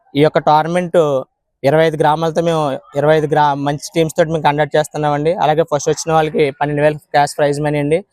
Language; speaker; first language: Telugu; native; Telugu